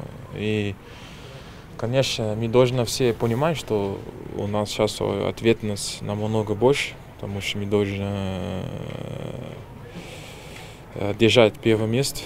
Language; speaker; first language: Russian; non-native, fluent; Portuguese